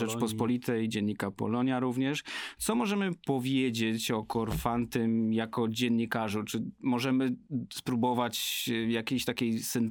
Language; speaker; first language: Polish; native; Polish